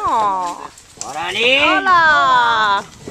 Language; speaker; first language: Spanish; non-native, learner; English